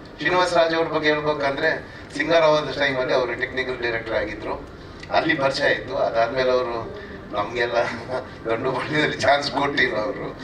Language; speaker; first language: Kannada; native; Kannada